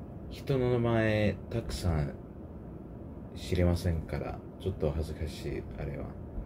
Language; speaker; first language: Japanese; non-native, learner; English